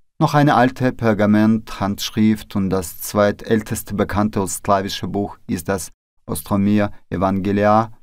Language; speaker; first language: German; non-native, fluent; Russian